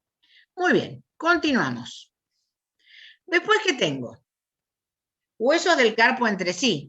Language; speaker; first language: Spanish; native; Spanish